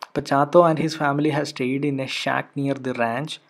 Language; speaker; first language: English; non-native, local second language; Malayalam